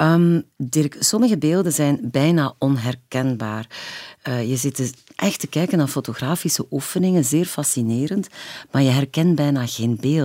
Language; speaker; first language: Dutch; native; Dutch